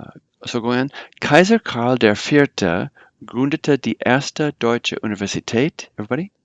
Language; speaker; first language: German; non-native, fluent; English